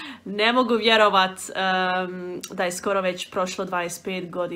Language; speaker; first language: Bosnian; early bilingual, heritage; Bosnian